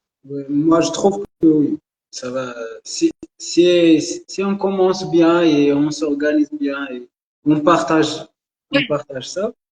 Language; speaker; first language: French; non-native, local second language; Arabic